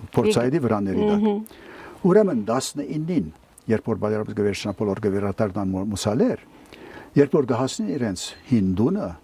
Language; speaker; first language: Armenian; early bilingual, heritage; Armenian